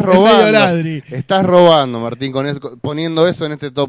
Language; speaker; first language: Spanish; native; Spanish